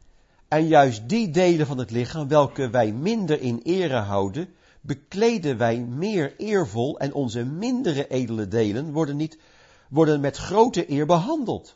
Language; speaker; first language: Dutch; native; Dutch